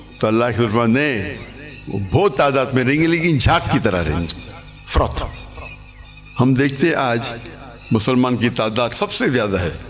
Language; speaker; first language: Urdu; non-native, local second language; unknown